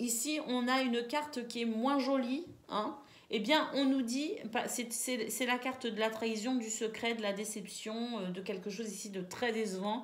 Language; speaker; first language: French; native; French